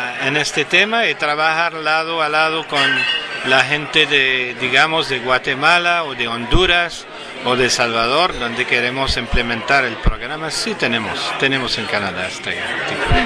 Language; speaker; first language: Spanish; non-native, fluent; French